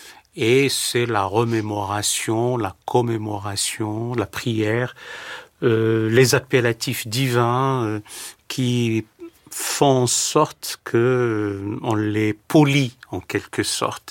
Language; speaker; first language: French; native; French